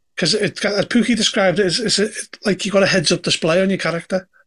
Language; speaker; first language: English; native; English